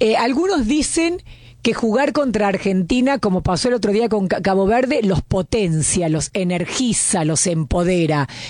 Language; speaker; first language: Spanish; native; Spanish